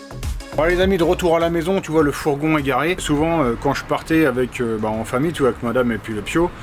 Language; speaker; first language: French; native; French